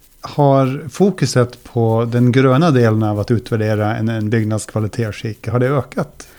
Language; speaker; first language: Swedish; native; Swedish